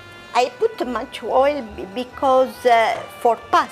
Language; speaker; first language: English; non-native, fluent; Italian